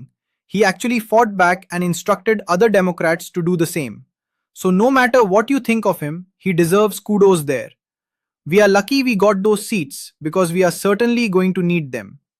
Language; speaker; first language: English; native; English